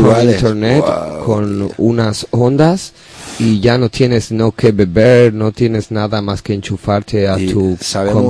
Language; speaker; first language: Spanish; non-native, learner; English